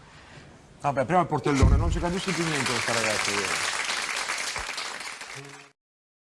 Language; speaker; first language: Italian; native; Italian